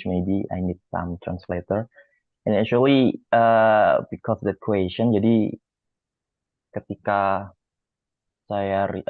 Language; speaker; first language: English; non-native, learner; Indonesian